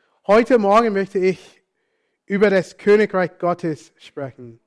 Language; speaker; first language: German; non-native, fluent; English